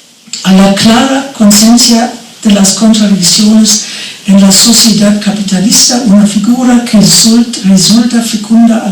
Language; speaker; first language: Spanish; non-native, fluent; German